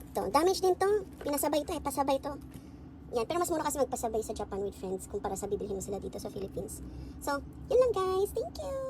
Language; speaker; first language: Filipino; native; Filipino